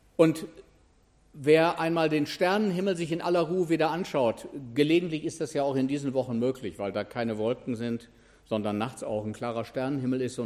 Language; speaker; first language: German; native; German